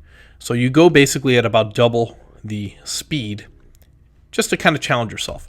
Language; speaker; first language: English; native; English